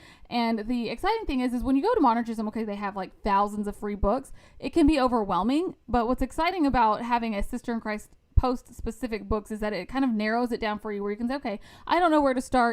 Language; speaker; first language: English; native; English